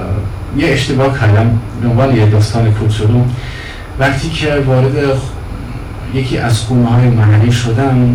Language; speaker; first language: Persian; non-native, fluent; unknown